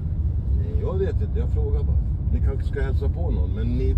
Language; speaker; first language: Swedish; non-native, learner; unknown